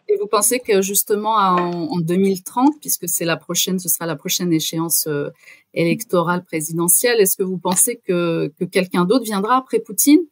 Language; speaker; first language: French; native; French